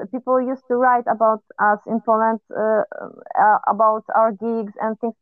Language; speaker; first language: English; non-native, fluent; Polish